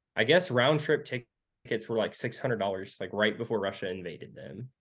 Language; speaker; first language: English; native; English